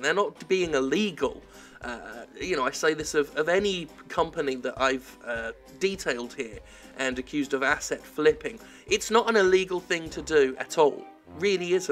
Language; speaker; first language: English; native; English